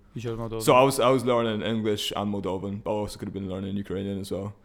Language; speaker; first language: English; early bilingual, other home language; Russian